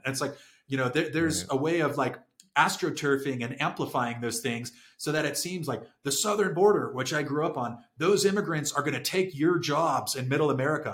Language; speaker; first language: English; native; English